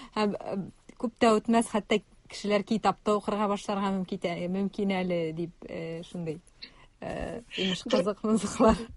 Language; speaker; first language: Tatar; native; Tatar